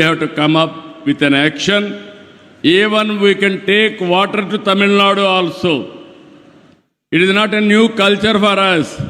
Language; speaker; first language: English; non-native, local second language; Telugu